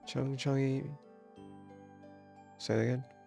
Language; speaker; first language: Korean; non-native, learner; English